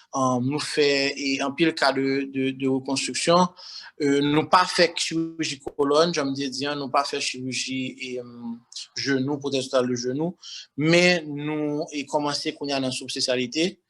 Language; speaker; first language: French; non-native, local second language; Haitian Creole